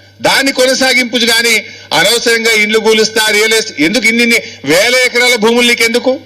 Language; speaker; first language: Telugu; native; Telugu